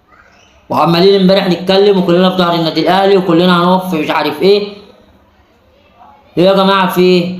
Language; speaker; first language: Arabic; native; Arabic